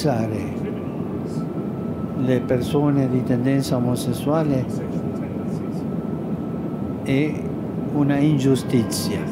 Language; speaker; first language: Italian; non-native, fluent; Spanish